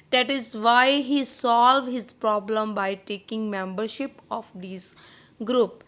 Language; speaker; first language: English; non-native, local second language; Punjabi